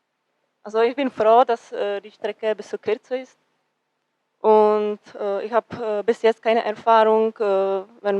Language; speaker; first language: German; non-native, learner; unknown